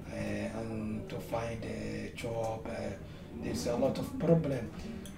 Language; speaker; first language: English; non-native, learner; Somali